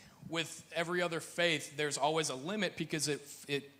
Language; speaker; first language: English; native; English